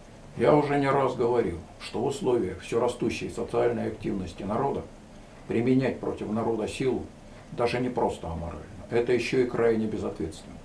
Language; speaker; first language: Russian; native; Russian